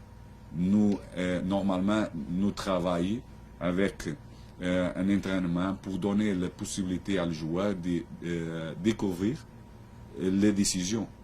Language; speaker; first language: French; non-native, learner; Portuguese